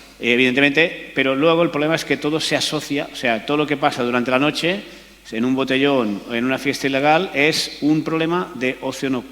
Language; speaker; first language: Spanish; native; Spanish